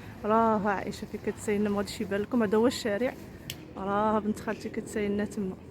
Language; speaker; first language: Arabic; native; Arabic